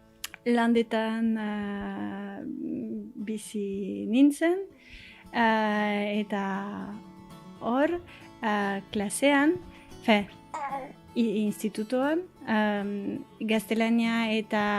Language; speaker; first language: Basque; non-native, learner; French